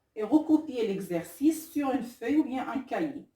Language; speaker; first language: French; non-native, local second language; Arabic